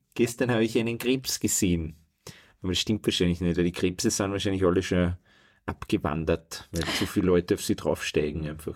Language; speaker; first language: German; native; German